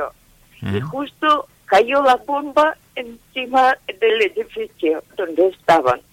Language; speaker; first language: Spanish; non-native, fluent; Ukrainian